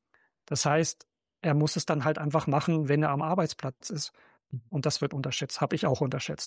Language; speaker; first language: German; native; German